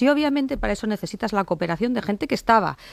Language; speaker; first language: Spanish; native; Spanish